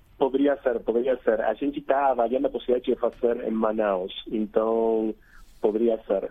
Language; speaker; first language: Portuguese; non-native, fluent; Spanish